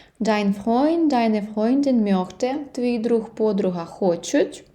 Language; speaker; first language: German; non-native, fluent; Ukrainian